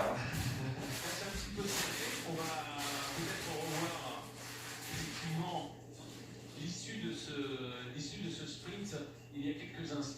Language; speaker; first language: French; native; French